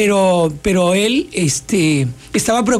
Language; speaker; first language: Spanish; native; Spanish